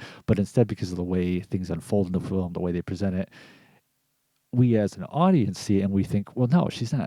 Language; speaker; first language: English; native; English